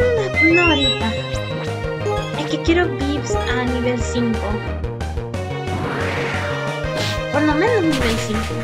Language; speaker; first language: Spanish; early bilingual, heritage; Spanish